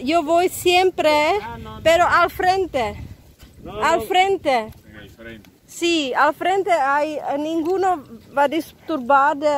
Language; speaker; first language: Spanish; non-native, learner; Czech